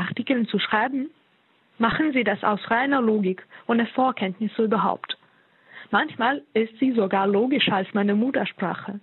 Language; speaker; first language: German; non-native, fluent; Russian